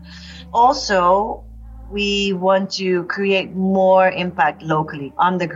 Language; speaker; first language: English; non-native, local second language; Filipino